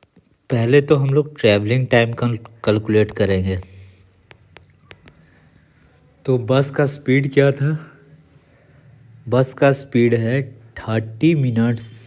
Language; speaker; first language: Hindi; native; Hindi